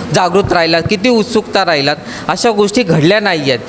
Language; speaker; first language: Marathi; native; Marathi